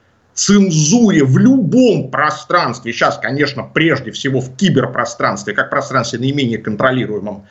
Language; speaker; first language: Russian; native; Russian